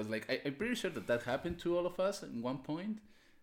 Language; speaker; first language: English; non-native, fluent; Spanish